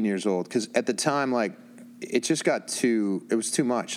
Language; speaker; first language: English; native; English